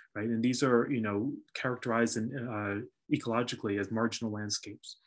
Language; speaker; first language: English; native; English